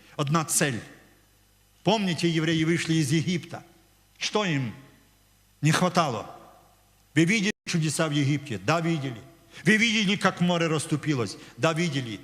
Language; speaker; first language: Russian; non-native, local second language; Ukrainian